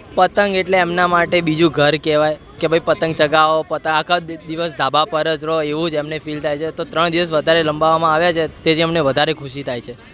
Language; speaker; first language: Gujarati; native; Gujarati